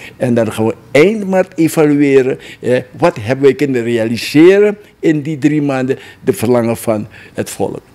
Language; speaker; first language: Dutch; non-native, local second language; Javanese